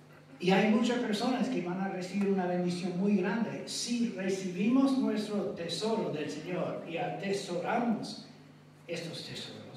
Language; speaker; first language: Spanish; non-native, fluent; English